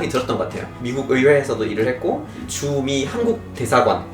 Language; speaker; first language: Korean; non-native, fluent; English